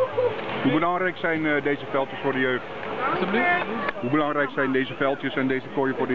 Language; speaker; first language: Dutch; native; Dutch